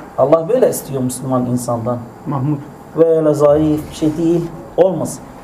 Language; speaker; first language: Turkish; non-native, fluent; Arabic